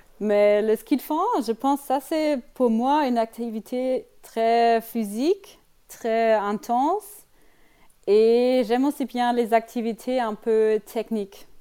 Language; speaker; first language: French; non-native, learner; German